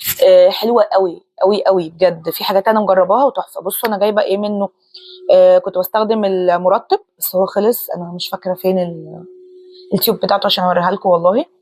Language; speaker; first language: Arabic; native; Arabic